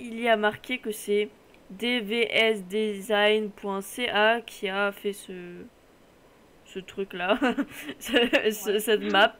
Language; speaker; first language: French; native; French